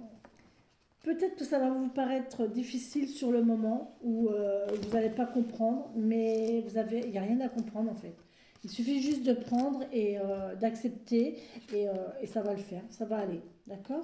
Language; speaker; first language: French; native; French